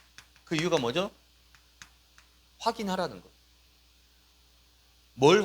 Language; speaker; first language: Korean; native; Korean